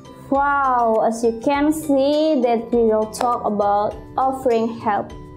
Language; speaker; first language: English; non-native, fluent; Indonesian